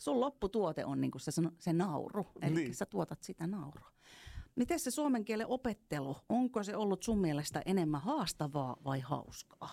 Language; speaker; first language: Finnish; native; Finnish